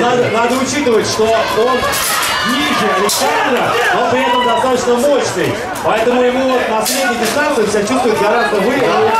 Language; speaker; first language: Russian; native; Russian